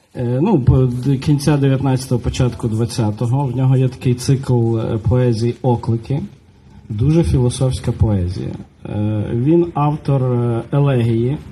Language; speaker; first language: Ukrainian; native; Ukrainian